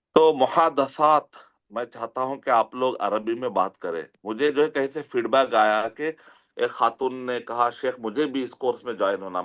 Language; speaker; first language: Urdu; native; Urdu